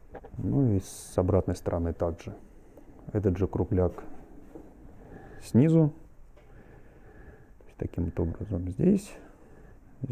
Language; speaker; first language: Russian; native; Russian